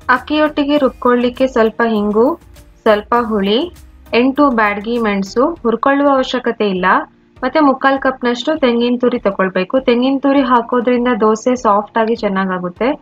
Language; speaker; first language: Kannada; non-native, local second language; Konkani